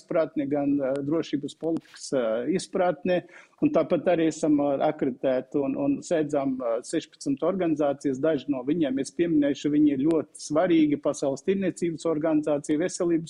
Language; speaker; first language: Latvian; non-native, fluent; Uzbek